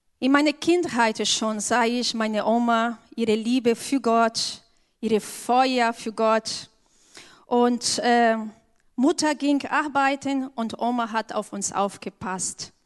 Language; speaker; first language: German; non-native, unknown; Portuguese